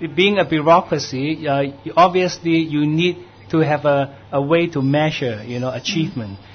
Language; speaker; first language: English; non-native, local second language; Cantonese